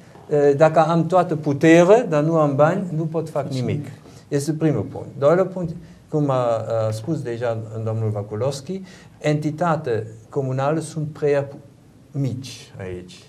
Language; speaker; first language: Romanian; non-native, learner; German